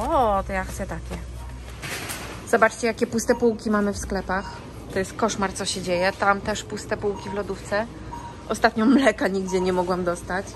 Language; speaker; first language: Polish; native; Polish